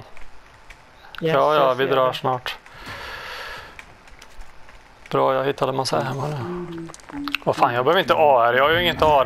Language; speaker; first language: Swedish; native; Swedish